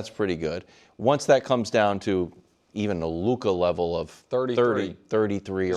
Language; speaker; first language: English; native; English